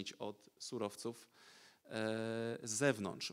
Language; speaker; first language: Polish; native; Polish